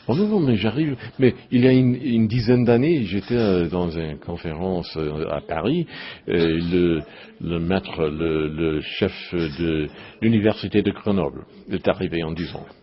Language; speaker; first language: French; non-native, learner; English